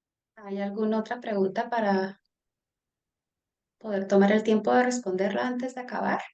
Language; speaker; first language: Spanish; early bilingual, heritage; Spanish